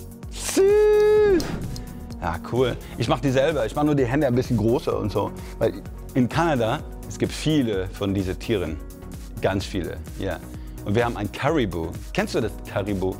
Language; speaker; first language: German; non-native, fluent; French